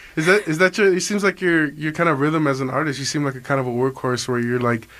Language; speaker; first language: English; native; English